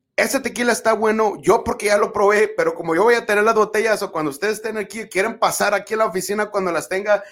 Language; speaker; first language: Spanish; early bilingual, other home language; English